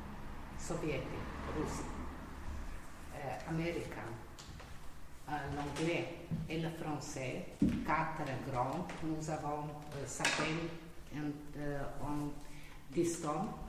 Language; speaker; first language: French; non-native, learner; Slovenian